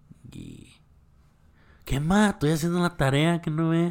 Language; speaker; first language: Spanish; early bilingual, heritage; Spanish